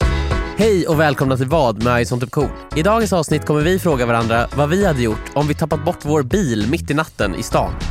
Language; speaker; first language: Swedish; native; Swedish